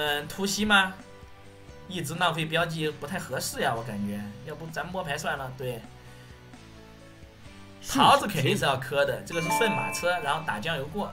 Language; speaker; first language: Chinese; native; Chinese